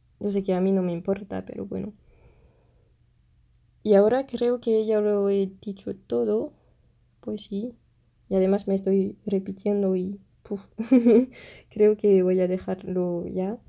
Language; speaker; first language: Spanish; non-native, fluent; French